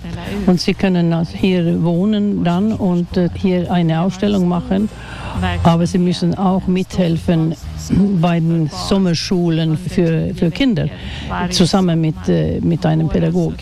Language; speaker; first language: German; non-native, fluent; Swedish